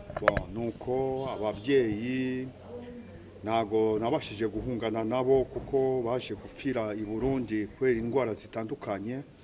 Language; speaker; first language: Kinyarwanda; early bilingual, heritage; Kinyarwanda